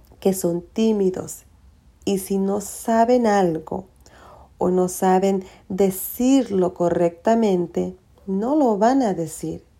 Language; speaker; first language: Spanish; early bilingual, heritage; Spanish